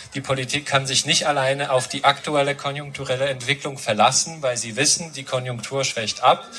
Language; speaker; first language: German; non-native, fluent; Polish